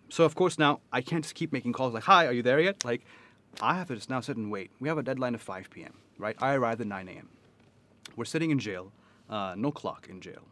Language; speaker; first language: English; early bilingual, other home language; Urdu